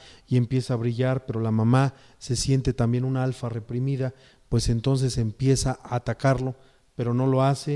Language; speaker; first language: Spanish; native; Spanish